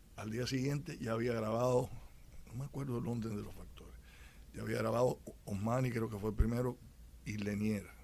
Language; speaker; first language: Spanish; native; Spanish